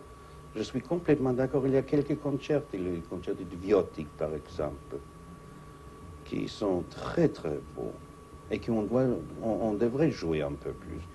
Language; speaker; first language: French; non-native, fluent; English